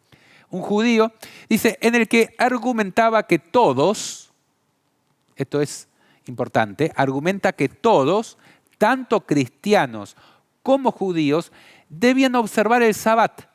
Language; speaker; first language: Spanish; native; Spanish